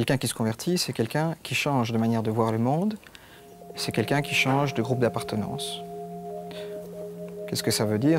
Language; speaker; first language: French; native; French